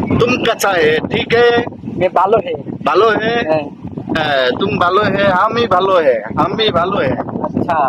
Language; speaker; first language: Hindi; non-native, learner; Bangla